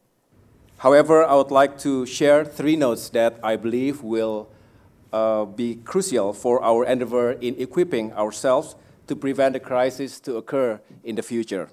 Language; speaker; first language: English; non-native, fluent; Indonesian